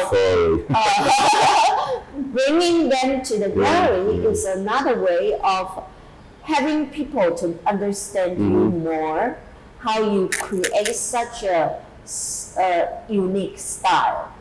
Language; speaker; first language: English; non-native, fluent; Chinese